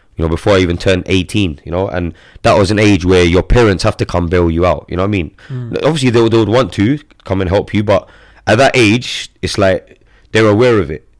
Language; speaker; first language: English; native; English